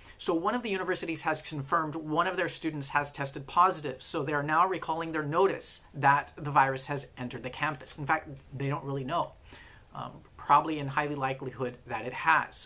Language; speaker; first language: English; native; English